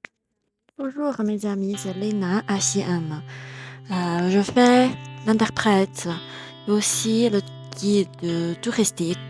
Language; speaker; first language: French; non-native, fluent; Chinese